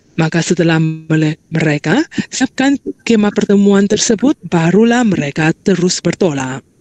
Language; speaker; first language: Malay; non-native, local second language; Chinese